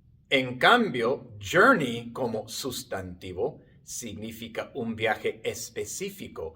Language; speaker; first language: Spanish; non-native, fluent; English